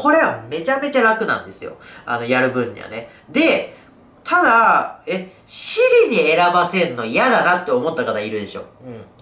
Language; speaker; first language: Japanese; native; Japanese